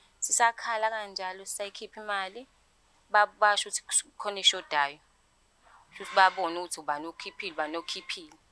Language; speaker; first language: Zulu; native; Zulu